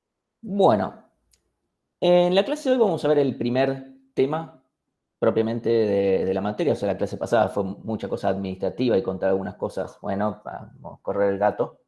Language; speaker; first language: Spanish; native; Spanish